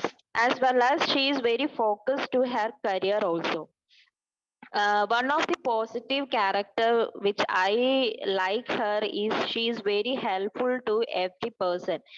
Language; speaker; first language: English; non-native, learner; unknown